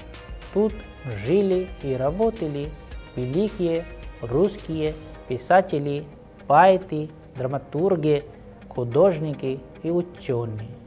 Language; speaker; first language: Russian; non-native, fluent; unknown